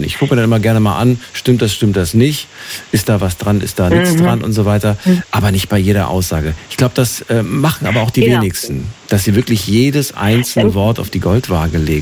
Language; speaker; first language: German; native; German